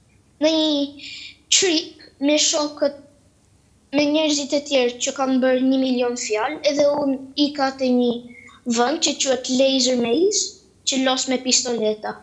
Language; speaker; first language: Albanian; early bilingual, heritage; Albanian